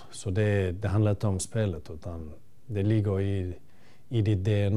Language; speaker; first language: Swedish; early bilingual, other home language; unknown